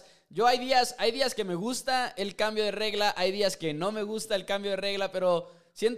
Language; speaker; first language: Spanish; native; Spanish